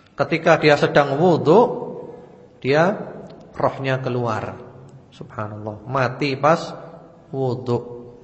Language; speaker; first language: Indonesian; native; Indonesian